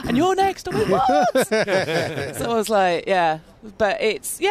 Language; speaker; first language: English; native; English